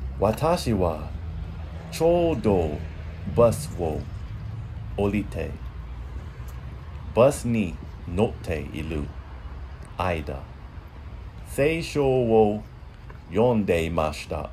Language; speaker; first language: Japanese; non-native, learner; English